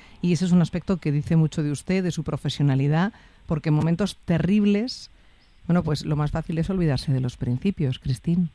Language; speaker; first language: Spanish; native; Spanish